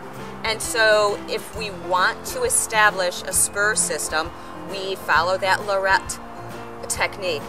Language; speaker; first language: English; native; English